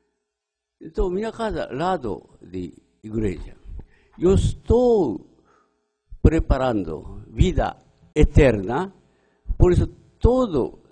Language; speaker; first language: Portuguese; non-native, learner; Japanese